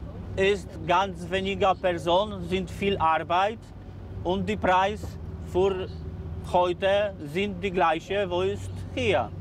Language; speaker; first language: German; non-native, learner; Polish